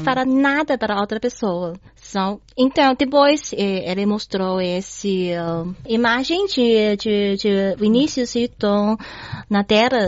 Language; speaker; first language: Portuguese; non-native, learner; Chinese